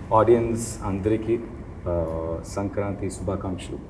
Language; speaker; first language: Telugu; non-native, learner; Tamil